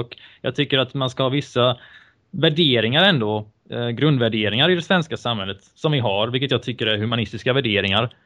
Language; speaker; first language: Swedish; early bilingual, other home language; Bosnian